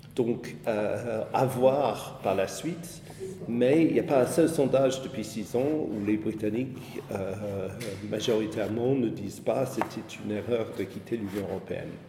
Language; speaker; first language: French; non-native, fluent; English